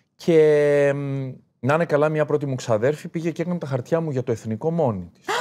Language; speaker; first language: Greek; native; Greek